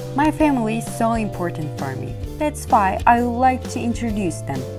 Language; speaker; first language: English; non-native, fluent; Turkish